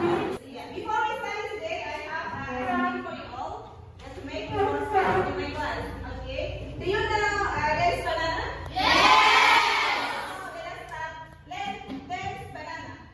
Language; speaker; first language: English; non-native, fluent; Indonesian